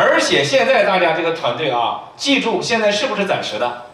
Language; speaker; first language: Chinese; native; Chinese